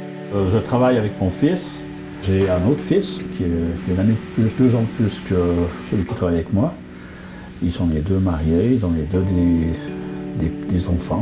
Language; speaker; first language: French; native; French